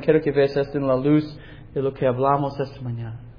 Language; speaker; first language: Spanish; non-native, fluent; English